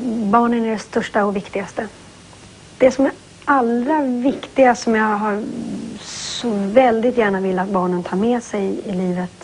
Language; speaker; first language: Swedish; native; Swedish